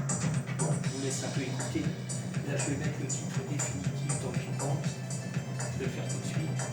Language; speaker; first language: French; native; French